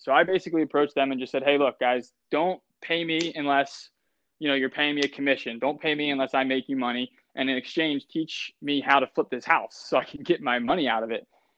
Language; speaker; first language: English; native; English